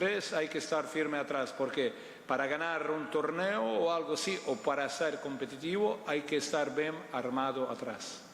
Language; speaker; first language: Spanish; non-native, fluent; Portuguese